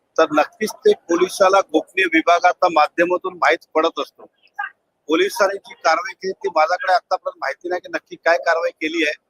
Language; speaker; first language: Marathi; non-native, local second language; Hindi